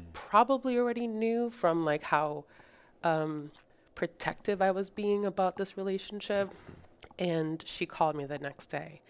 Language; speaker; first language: English; early bilingual, other home language; Spanish